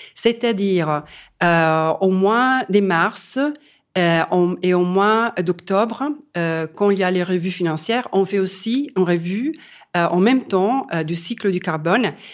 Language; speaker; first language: French; non-native, fluent; Italian